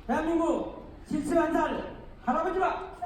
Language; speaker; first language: Korean; native; Korean